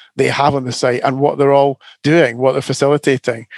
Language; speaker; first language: English; native; English